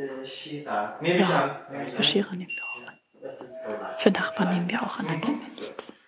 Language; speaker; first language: German; native; German